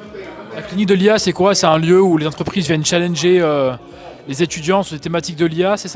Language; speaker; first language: French; native; French